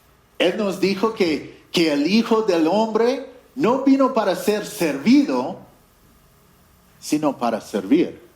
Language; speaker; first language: Spanish; non-native, fluent; English